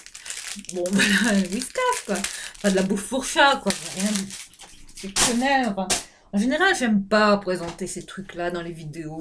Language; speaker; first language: French; native; French